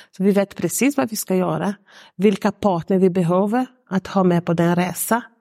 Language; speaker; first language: Swedish; non-native, fluent; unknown